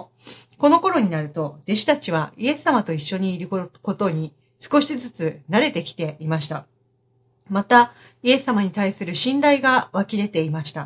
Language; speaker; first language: Japanese; native; Japanese